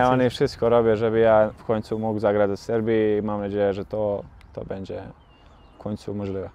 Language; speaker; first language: Polish; non-native, learner; Bosnian